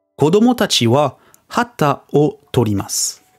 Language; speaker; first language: Japanese; non-native, learner; French